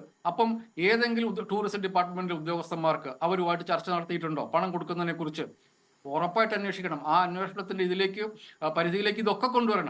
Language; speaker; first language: Malayalam; native; Malayalam